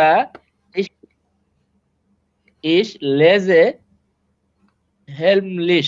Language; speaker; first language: German; non-native, learner; Bangla